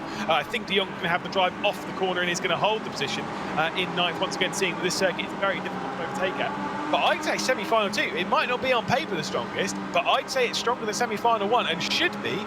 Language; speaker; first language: English; native; English